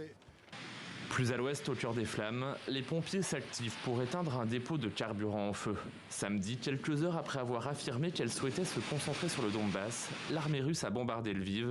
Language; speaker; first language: French; native; French